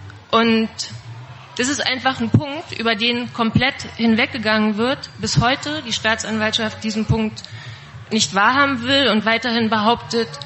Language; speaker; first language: German; native; German